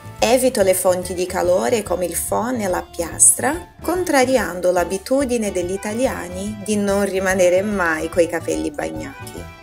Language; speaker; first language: Italian; non-native, fluent; Portuguese